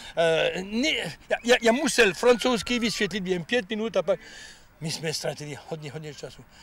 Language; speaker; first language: Czech; non-native, fluent; French